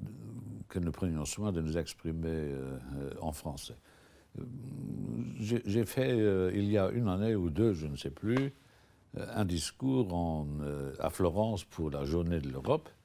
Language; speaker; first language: French; non-native, local second language; Luxembourgish